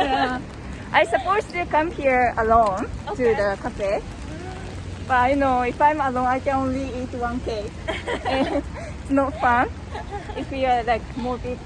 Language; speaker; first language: English; non-native, fluent; Japanese